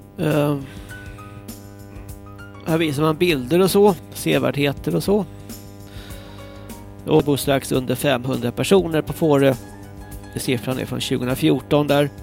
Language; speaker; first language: Swedish; native; Swedish